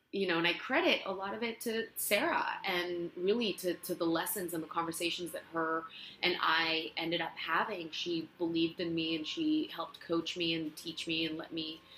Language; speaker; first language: English; non-native, fluent; Spanish